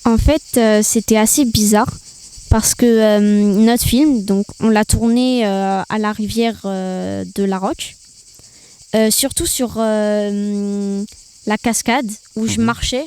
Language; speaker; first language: French; early bilingual, other home language; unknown